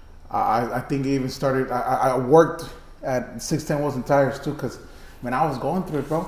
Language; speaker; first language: English; early bilingual, other home language; Spanish